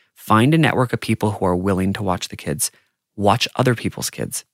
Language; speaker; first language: English; native; English